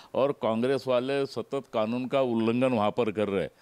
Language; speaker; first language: Hindi; non-native, local second language; Marathi